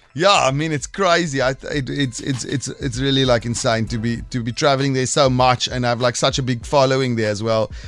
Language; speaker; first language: English; non-native, local second language; Afrikaans